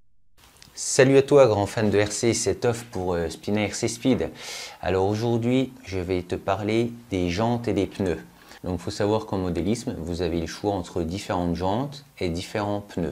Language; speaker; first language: French; native; French